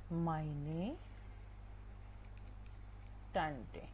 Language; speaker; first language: German; non-native, fluent; Hindi